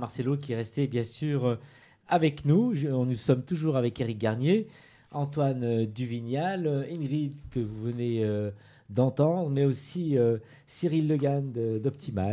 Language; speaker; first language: French; native; French